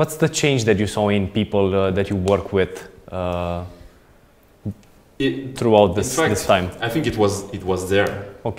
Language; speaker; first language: English; non-native, fluent; Romanian